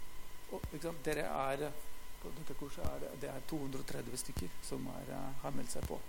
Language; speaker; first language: Norwegian; non-native, fluent; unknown